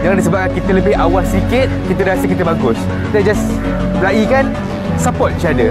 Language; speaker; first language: Malay; native; Malay